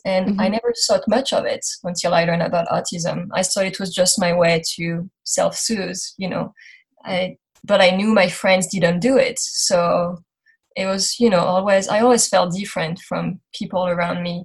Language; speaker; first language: English; non-native, fluent; French